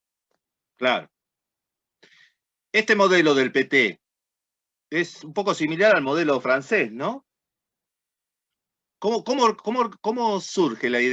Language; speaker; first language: Spanish; native; Spanish